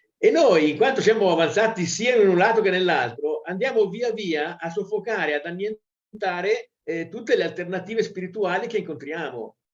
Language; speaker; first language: Italian; native; Italian